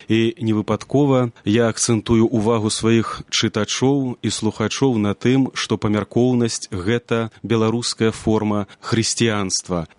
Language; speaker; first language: Belarusian; native; Belarusian